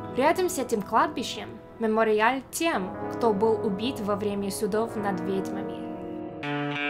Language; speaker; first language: Russian; non-native, learner; English